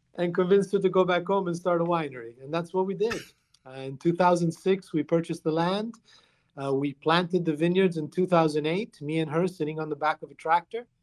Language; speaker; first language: English; early bilingual, other home language; Italian